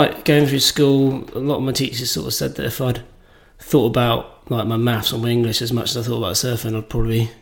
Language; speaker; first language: English; native; English